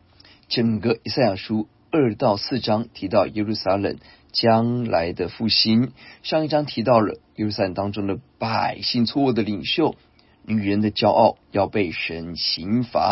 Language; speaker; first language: Chinese; native; Chinese